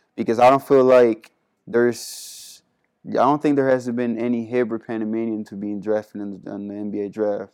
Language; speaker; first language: English; non-native, fluent; Spanish